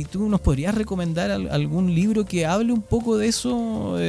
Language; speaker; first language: Spanish; native; Spanish